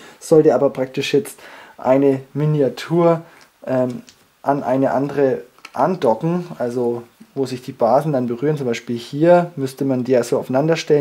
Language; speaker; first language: German; native; German